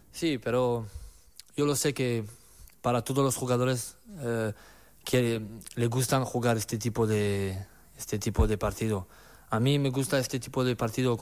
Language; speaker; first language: Spanish; non-native, learner; French